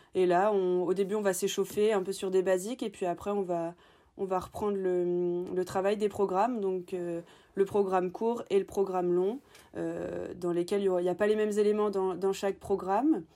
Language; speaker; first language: French; native; French